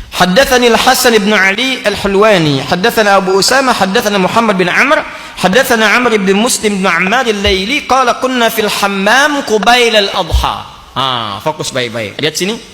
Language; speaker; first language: Indonesian; native; Indonesian